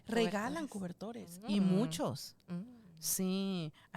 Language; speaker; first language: Spanish; native; Spanish